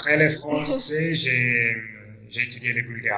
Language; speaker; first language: French; non-native, learner; Italian